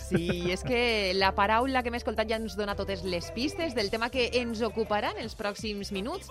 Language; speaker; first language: Catalan; native; Catalan